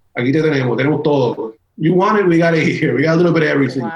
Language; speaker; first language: Spanish; early bilingual, heritage; Spanish